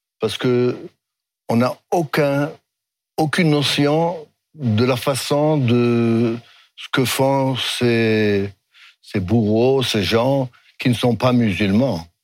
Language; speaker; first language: French; non-native, fluent; Hebrew